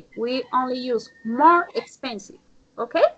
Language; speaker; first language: English; non-native, learner; Spanish